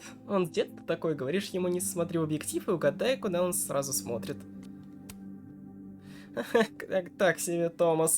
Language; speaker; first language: Russian; native; Russian